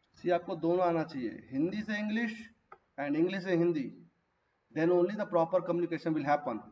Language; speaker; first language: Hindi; native; Hindi